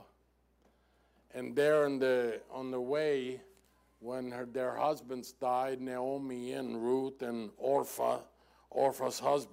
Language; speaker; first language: English; non-native, fluent; German